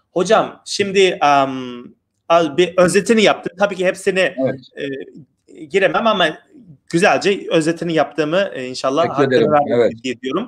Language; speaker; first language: Turkish; non-native, fluent; Uyghur